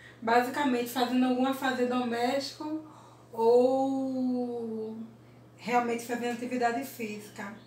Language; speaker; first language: Portuguese; early bilingual, other home language; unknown